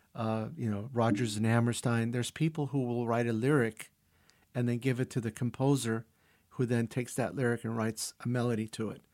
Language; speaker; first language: English; early bilingual, other home language; Russian